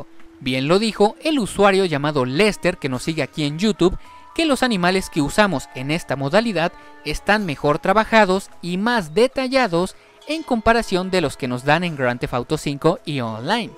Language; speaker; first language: Spanish; native; Spanish